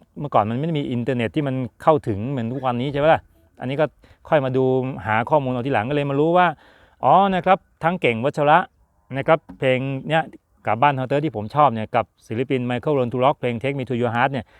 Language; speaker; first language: Thai; native; Thai